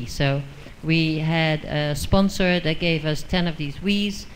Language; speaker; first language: English; non-native, fluent; Dutch